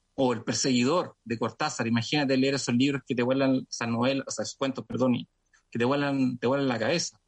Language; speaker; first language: Spanish; native; Spanish